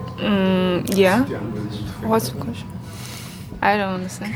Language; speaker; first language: English; non-native, learner; Chinese